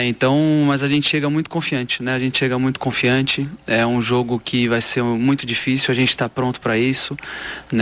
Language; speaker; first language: Portuguese; native; Portuguese